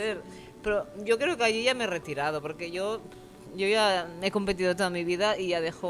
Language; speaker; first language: Spanish; native; Spanish